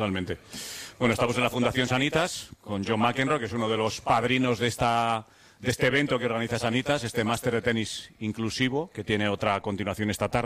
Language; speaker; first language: Spanish; native; Spanish